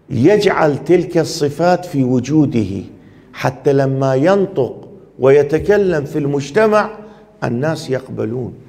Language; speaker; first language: Arabic; non-native, fluent; Persian